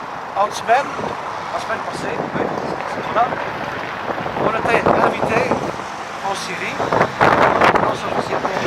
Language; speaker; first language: French; non-native, local second language; Dutch